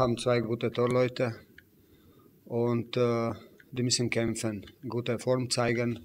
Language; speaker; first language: German; non-native, fluent; Slovenian